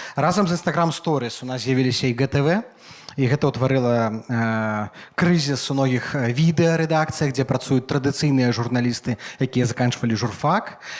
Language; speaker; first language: Belarusian; native; Belarusian